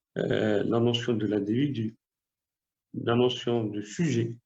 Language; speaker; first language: French; non-native, local second language; Arabic